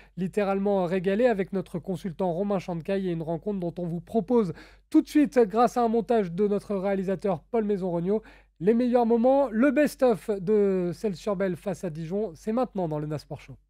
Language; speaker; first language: French; native; French